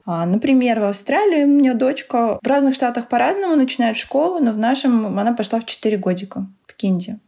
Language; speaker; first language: Russian; non-native, local second language; Tatar